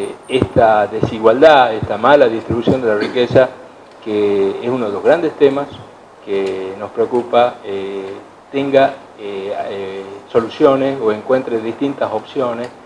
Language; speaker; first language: Spanish; native; Spanish